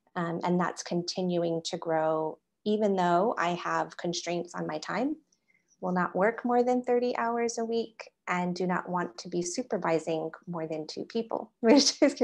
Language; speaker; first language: English; native; English